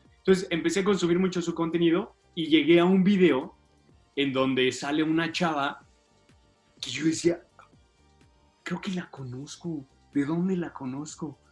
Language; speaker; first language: Spanish; native; Spanish